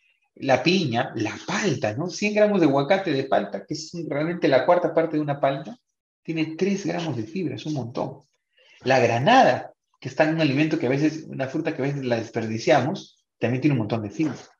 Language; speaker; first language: Spanish; native; Spanish